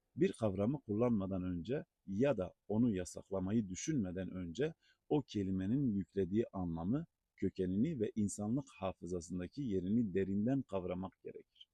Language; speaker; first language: Turkish; non-native, local second language; Zaza